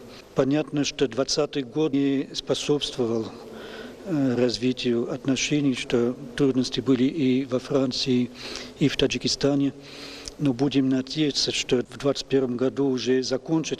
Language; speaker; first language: Russian; non-native, fluent; French